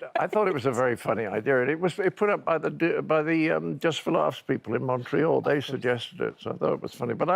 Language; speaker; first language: English; native; English